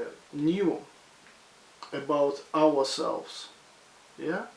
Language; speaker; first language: English; non-native, fluent; Russian